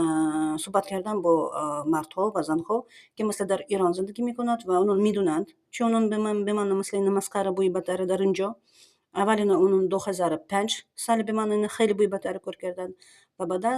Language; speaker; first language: Persian; non-native, learner; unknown